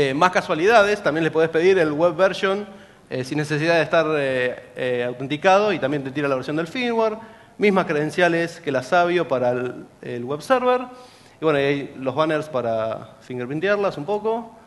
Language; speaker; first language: Spanish; native; Spanish